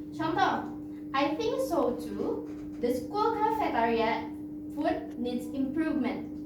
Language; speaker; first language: English; non-native, fluent; Indonesian